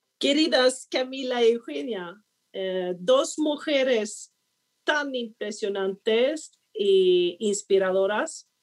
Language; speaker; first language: Spanish; non-native, fluent; Swedish